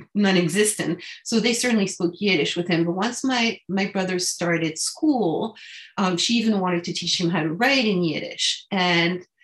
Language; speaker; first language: English; non-native, fluent; French